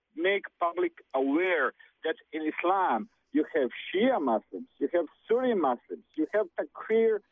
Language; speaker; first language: English; non-native, fluent; Serbian